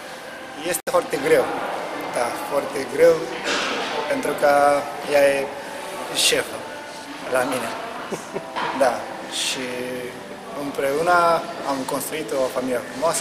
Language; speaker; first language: Romanian; non-native, learner; Japanese